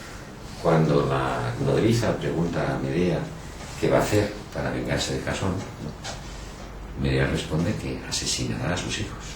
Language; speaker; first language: Spanish; native; Spanish